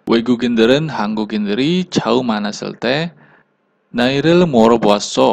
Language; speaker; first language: Korean; non-native, learner; Indonesian